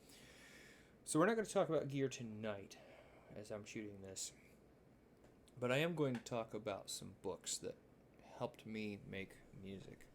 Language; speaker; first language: English; native; English